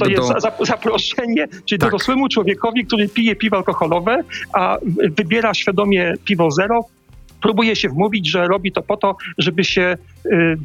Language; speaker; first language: Polish; native; Polish